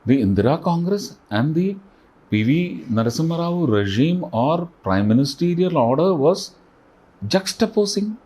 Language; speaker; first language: English; non-native, local second language; Malayalam